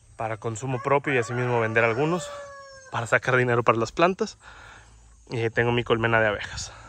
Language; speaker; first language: Spanish; native; Spanish